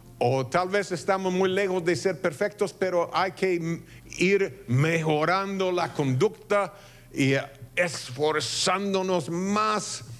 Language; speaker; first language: Spanish; non-native, fluent; English